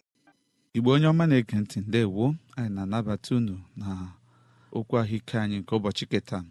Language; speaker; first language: Igbo; native; Igbo